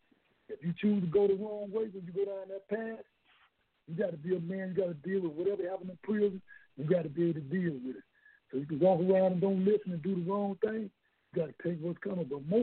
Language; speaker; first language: English; native; English